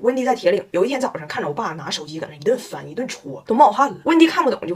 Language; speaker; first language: Chinese; native; Chinese